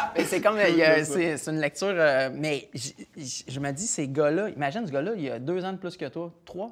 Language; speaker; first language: French; native; French